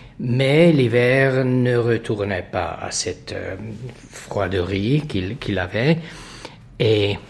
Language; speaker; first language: French; non-native, fluent; Hungarian